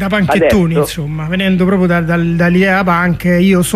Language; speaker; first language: Italian; native; Italian